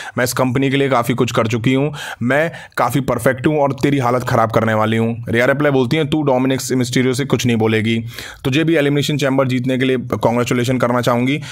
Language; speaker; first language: Hindi; native; Hindi